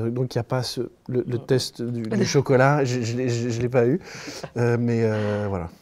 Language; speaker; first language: French; native; French